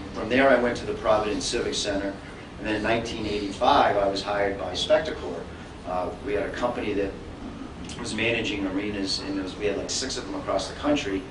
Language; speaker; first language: English; native; English